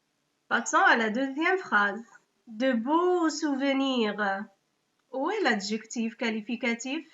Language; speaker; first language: French; non-native, local second language; Arabic